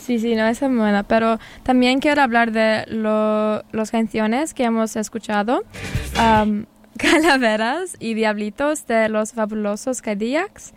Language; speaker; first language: Spanish; non-native, learner; English